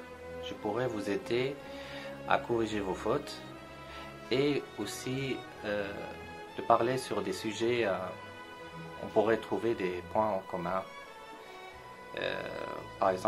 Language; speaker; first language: French; non-native, local second language; Arabic